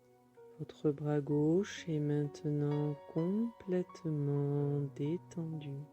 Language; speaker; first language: French; native; French